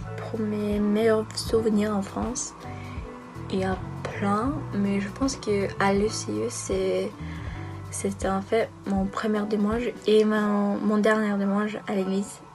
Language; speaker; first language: French; non-native, learner; Norwegian